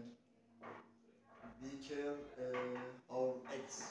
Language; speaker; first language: English; non-native, learner; Turkish